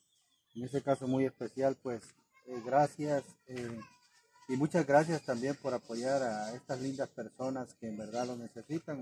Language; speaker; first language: Spanish; native; Spanish